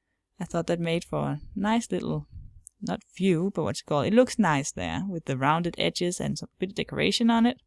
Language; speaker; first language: English; non-native, fluent; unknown